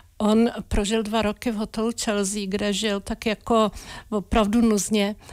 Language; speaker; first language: Czech; native; Czech